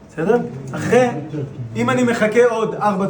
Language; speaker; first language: Hebrew; native; Hebrew